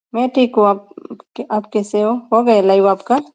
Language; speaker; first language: Hindi; non-native, local second language; Kannada